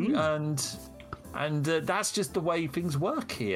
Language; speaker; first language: English; native; English